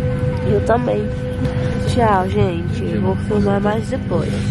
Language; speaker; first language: Portuguese; non-native, learner; Dutch